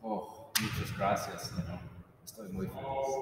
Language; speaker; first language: Spanish; non-native, learner; English